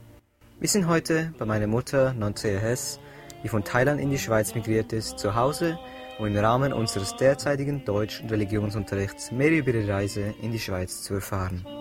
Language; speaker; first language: German; native; German